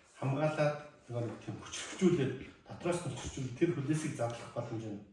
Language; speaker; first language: Mongolian; native; Mongolian